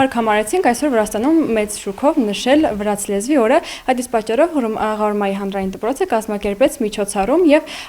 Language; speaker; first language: Armenian; native; Armenian